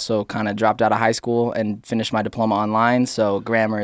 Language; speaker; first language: English; native; English